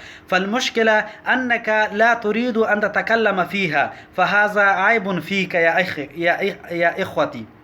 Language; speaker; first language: Arabic; non-native, learner; Pashto